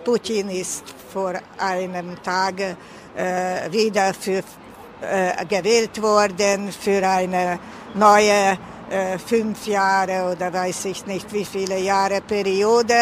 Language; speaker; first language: German; non-native, fluent; Hungarian